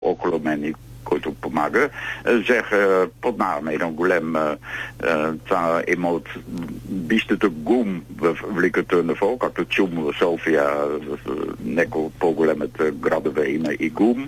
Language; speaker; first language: Bulgarian; non-native, learner; Dutch